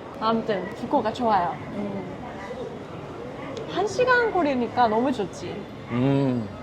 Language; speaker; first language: Korean; non-native, learner; Japanese